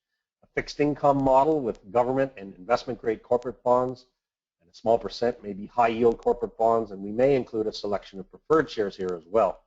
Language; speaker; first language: English; native; English